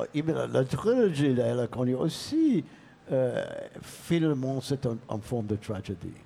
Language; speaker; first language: French; non-native, learner; English